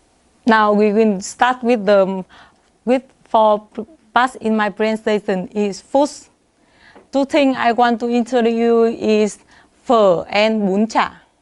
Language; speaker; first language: English; non-native, learner; Vietnamese